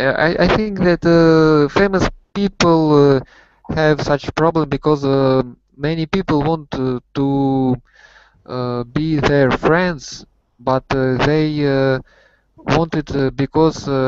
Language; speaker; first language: English; non-native, learner; Russian